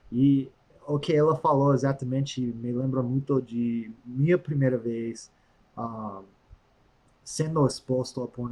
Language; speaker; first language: Portuguese; non-native, fluent; English